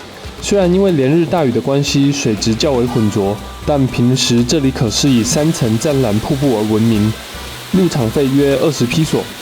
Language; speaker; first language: Chinese; native; Chinese